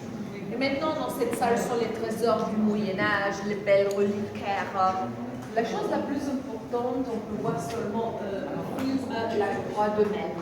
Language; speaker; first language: French; non-native, fluent; German